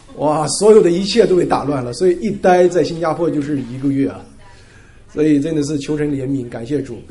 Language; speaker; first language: Chinese; native; Chinese